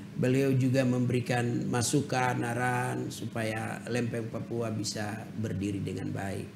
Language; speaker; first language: Indonesian; native; Indonesian